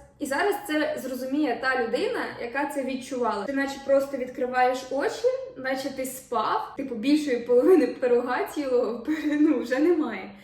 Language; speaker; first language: Ukrainian; non-native, local second language; Russian